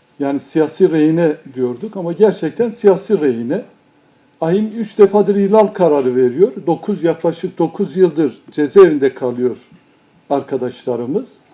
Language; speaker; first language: Turkish; non-native, local second language; Kurdish